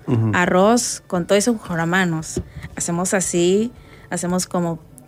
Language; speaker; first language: Spanish; non-native, fluent; Rundi